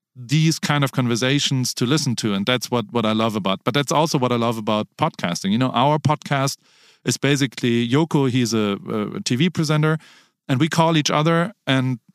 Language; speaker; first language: English; non-native, fluent; German